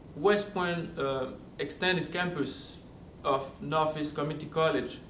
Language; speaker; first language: English; non-native, fluent; French